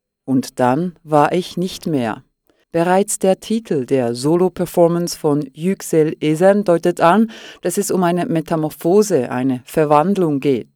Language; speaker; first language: German; native; German